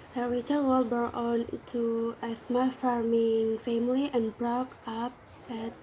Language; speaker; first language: English; non-native, learner; Indonesian